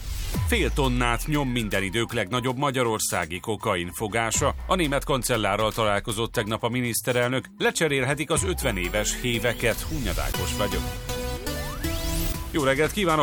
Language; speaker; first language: Hungarian; native; Hungarian